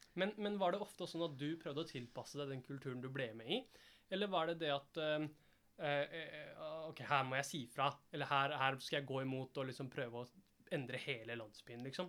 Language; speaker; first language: Norwegian; early bilingual, other home language; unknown